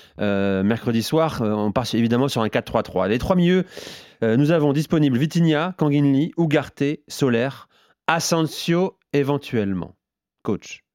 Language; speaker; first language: French; native; French